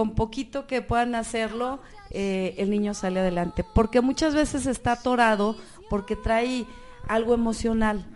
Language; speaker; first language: Spanish; native; Spanish